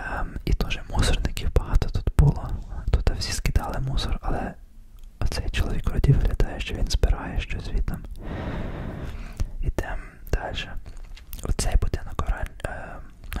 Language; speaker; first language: Ukrainian; early bilingual, heritage; Ukrainian